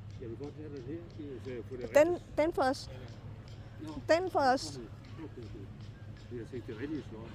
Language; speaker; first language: Danish; non-native, learner; Thai